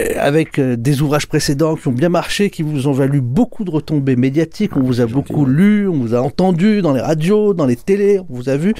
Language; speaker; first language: French; native; French